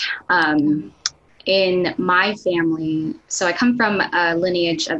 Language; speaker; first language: English; non-native, local second language; Filipino